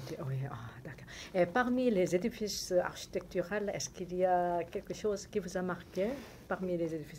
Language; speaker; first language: French; non-native, learner; Korean